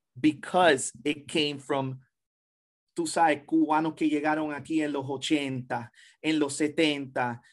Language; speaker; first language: Spanish; early bilingual, heritage; Spanish